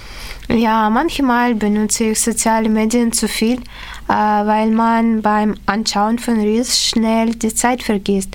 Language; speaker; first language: German; non-native, learner; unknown